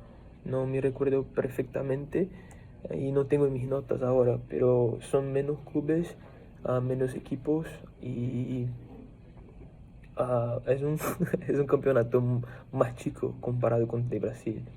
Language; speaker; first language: Spanish; non-native, fluent; Portuguese